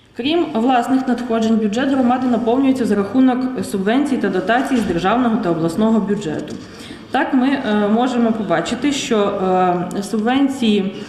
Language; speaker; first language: Ukrainian; native; Ukrainian